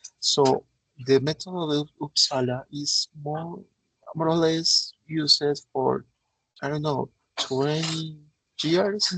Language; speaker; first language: English; non-native, learner; Spanish